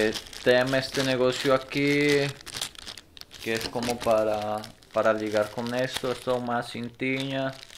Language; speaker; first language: Spanish; non-native, learner; Portuguese